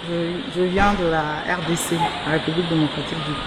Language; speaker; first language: French; non-native, local second language; Luba-Lulua